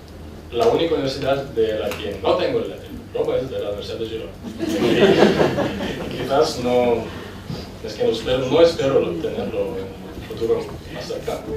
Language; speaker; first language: Spanish; non-native, fluent; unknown